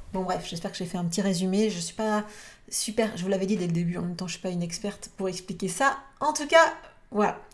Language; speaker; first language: French; native; French